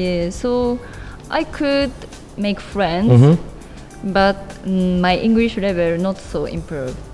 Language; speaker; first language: English; non-native, learner; Japanese